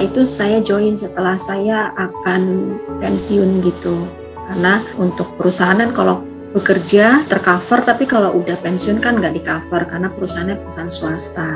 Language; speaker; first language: Indonesian; native; Indonesian